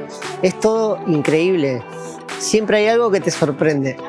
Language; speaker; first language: Spanish; native; Spanish